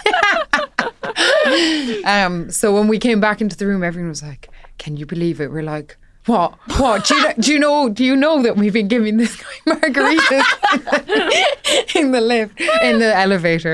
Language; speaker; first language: English; native; English